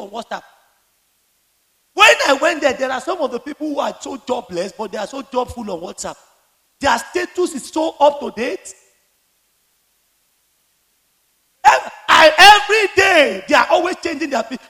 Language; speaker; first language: English; non-native, local second language; Yoruba